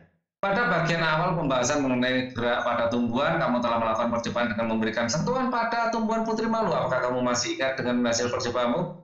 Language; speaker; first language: Indonesian; native; Indonesian